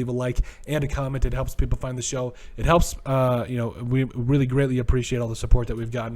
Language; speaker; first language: English; native; English